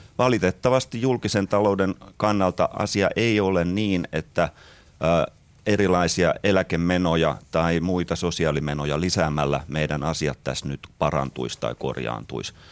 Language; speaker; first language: Finnish; native; Finnish